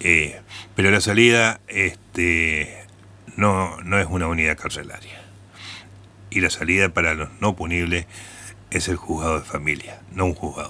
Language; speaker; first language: Spanish; native; Spanish